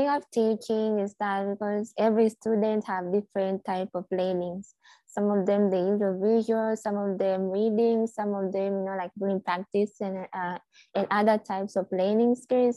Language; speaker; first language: English; non-native, local second language; Swahili